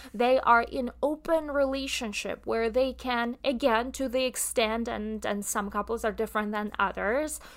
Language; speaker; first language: English; non-native, fluent; Russian